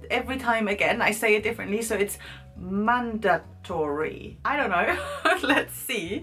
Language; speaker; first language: English; non-native, fluent; German